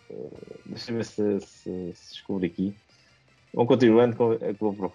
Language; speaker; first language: Portuguese; native; Portuguese